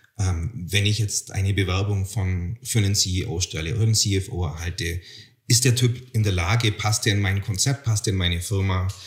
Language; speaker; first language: German; native; German